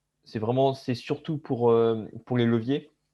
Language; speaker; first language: French; native; French